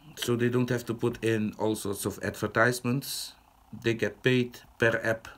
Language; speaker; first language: English; non-native, fluent; Dutch